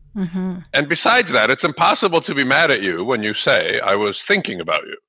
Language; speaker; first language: English; early bilingual, other home language; Russian